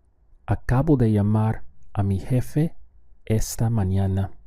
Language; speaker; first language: Spanish; non-native, fluent; English